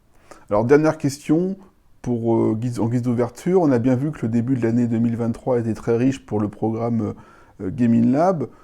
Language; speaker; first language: French; native; French